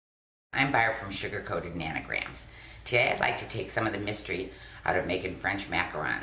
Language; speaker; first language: English; native; English